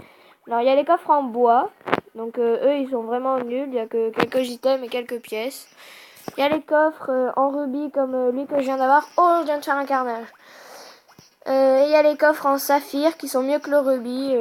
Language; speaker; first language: French; native; French